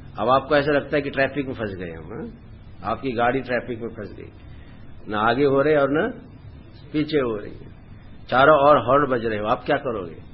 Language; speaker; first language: Hindi; non-native, local second language; Bangla